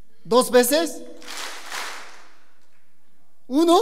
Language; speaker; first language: Spanish; non-native, learner; Korean